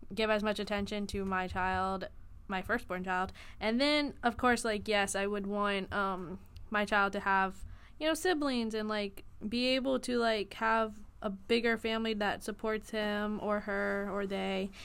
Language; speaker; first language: English; native; English